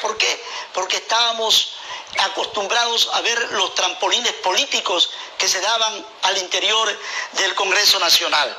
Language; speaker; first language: Spanish; native; Spanish